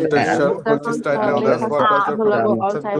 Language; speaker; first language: English; non-native, learner; Bangla